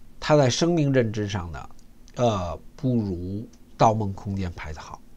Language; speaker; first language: Chinese; native; Chinese